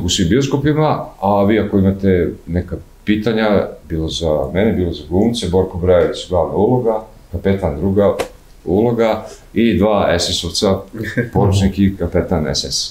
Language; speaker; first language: Croatian; native; Croatian